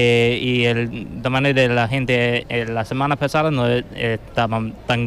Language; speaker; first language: Spanish; non-native, learner; English